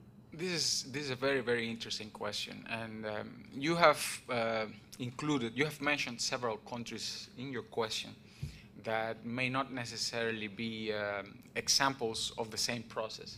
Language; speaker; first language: English; non-native, fluent; Spanish